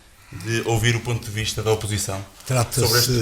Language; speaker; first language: Portuguese; native; Portuguese